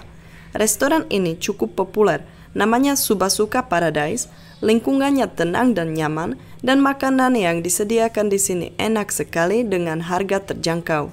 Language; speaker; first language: Indonesian; non-native, fluent; Czech